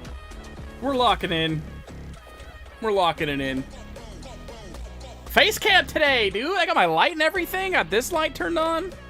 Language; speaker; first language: English; native; English